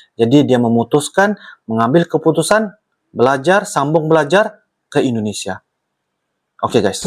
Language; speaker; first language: Malay; native; Malay